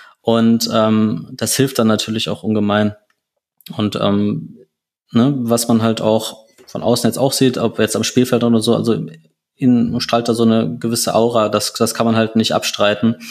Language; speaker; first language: German; native; German